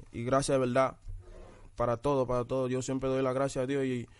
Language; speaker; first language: Spanish; early bilingual, other home language; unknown